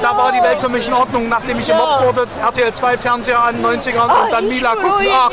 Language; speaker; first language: German; native; German